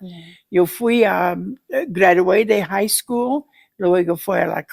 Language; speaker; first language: Spanish; non-native, fluent; English